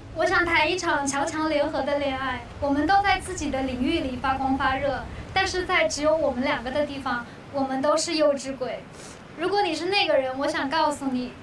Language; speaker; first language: Chinese; native; Chinese